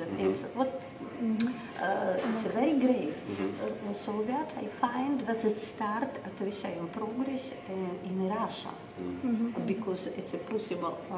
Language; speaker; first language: English; non-native, learner; Russian